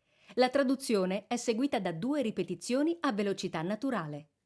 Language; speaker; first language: Italian; native; Italian